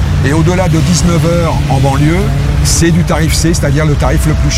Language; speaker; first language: French; native; French